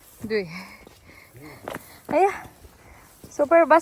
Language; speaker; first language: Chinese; non-native, learner; Filipino